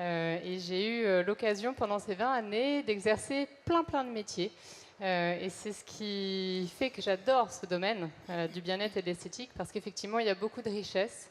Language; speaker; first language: French; native; French